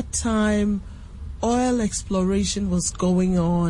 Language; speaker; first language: English; non-native, local second language; Akan